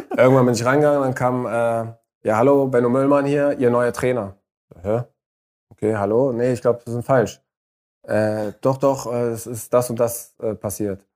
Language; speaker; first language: German; early bilingual, other home language; Arabic